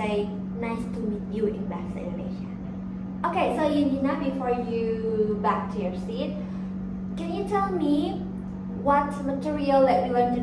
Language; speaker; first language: English; non-native, fluent; Indonesian